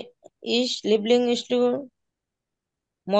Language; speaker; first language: German; non-native, learner; Bangla